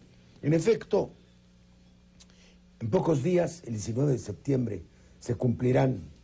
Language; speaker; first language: Spanish; native; Spanish